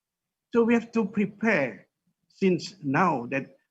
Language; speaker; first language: English; non-native, fluent; Indonesian